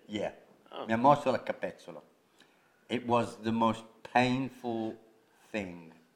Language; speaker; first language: English; native; English